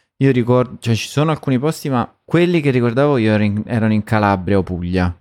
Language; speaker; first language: Italian; native; Italian